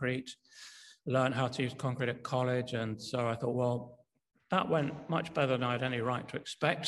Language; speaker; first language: English; native; English